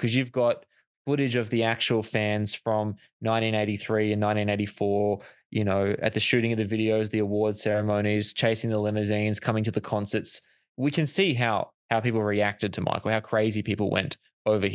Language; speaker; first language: English; native; English